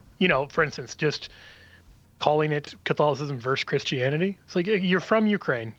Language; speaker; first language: English; native; English